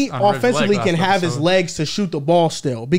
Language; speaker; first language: English; native; English